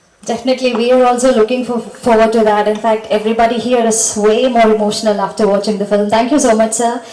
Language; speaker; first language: English; non-native, local second language; Malayalam